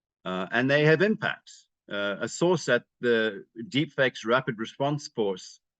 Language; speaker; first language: English; native; English